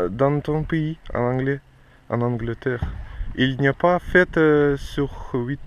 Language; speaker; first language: French; non-native, learner; Russian